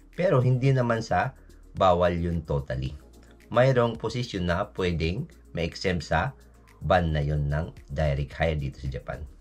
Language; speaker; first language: Filipino; native; Filipino